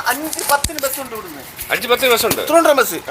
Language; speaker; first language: Malayalam; native; Malayalam